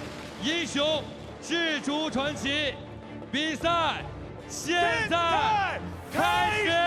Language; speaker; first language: Chinese; native; Chinese